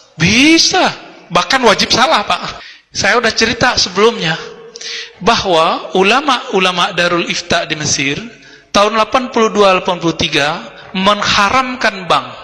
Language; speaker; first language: Indonesian; native; Indonesian